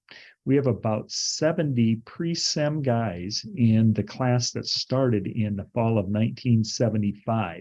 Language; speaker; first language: English; native; English